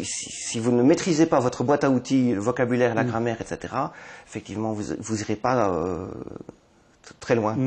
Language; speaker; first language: French; native; French